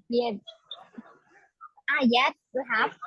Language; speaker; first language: English; non-native, learner; Vietnamese